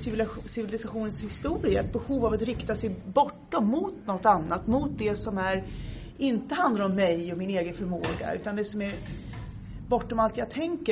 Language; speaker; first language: Swedish; native; Swedish